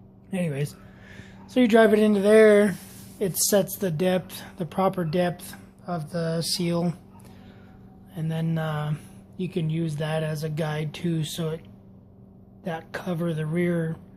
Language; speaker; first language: English; native; English